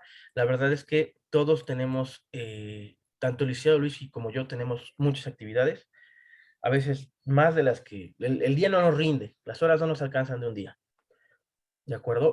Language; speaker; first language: Spanish; native; Spanish